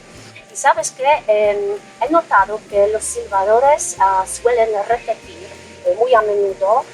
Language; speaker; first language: Spanish; non-native, fluent; Polish